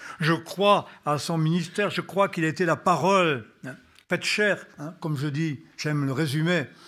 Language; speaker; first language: French; native; French